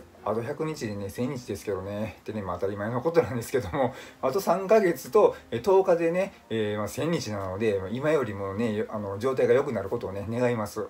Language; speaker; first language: Japanese; native; Japanese